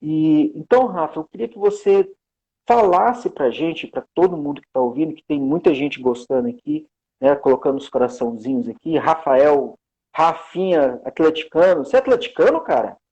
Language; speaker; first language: Portuguese; native; Portuguese